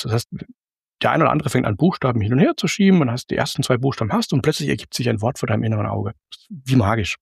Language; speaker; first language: German; native; German